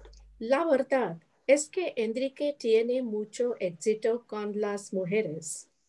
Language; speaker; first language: Spanish; non-native, learner; English